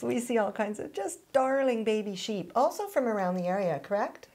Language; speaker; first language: English; native; English